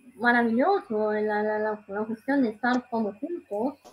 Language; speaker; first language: Spanish; non-native, learner; Italian